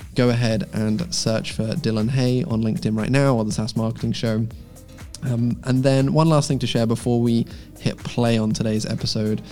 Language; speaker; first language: English; native; English